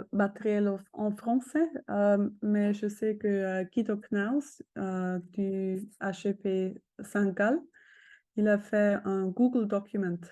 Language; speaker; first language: French; non-native, fluent; German